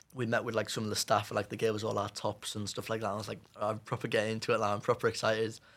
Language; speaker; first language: English; native; English